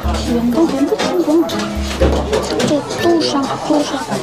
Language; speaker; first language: Chinese; non-native, learner; Korean